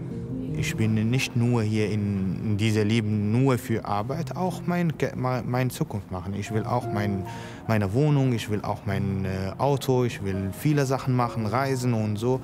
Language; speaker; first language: German; non-native, learner; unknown